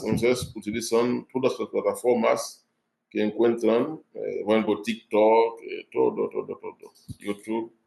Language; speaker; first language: Spanish; non-native, fluent; Haitian Creole